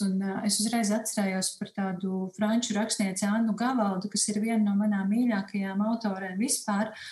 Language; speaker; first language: Latvian; native; Latvian